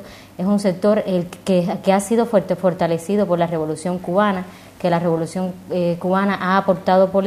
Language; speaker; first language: Spanish; native; Spanish